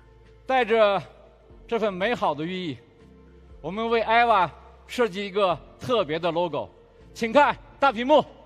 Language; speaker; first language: Chinese; native; Chinese